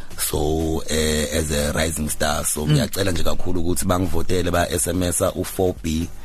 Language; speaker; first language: Zulu; native; Zulu